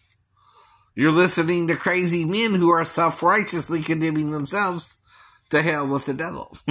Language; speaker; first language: English; native; English